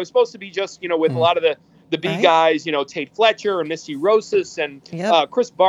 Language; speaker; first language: English; native; English